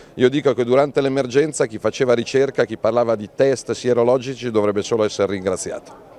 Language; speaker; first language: Italian; native; Italian